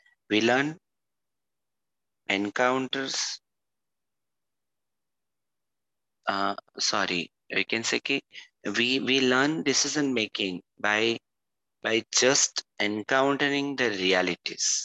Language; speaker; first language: English; non-native, local second language; Gujarati